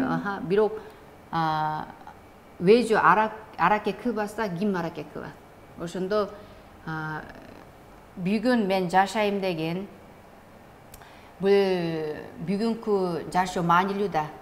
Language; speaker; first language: Kyrgyz; non-native, learner; Korean